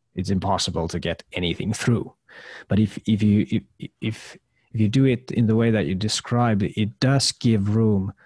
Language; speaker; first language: English; non-native, fluent; Finnish